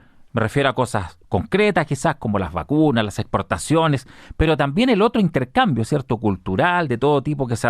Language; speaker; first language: Spanish; native; Spanish